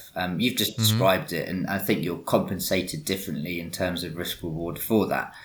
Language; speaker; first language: English; native; English